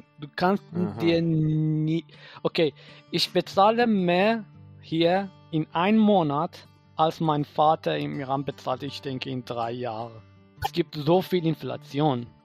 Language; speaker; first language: German; non-native, fluent; Persian